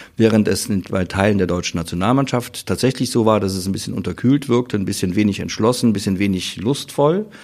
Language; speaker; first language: German; native; German